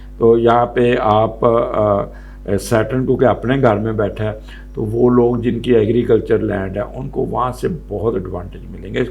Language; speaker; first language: Urdu; non-native, local second language; Punjabi